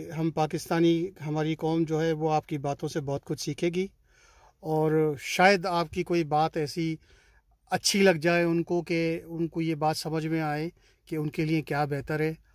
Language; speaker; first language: Urdu; native; Urdu